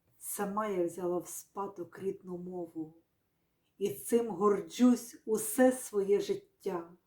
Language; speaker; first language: Ukrainian; native; Ukrainian